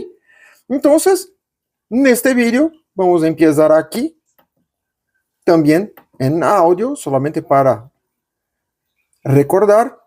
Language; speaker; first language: Spanish; non-native, local second language; Portuguese